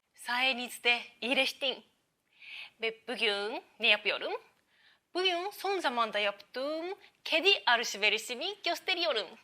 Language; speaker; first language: Turkish; non-native, learner; Japanese